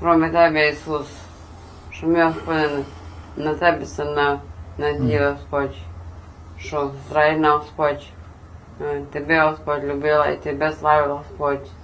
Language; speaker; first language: Russian; non-native, local second language; Ukrainian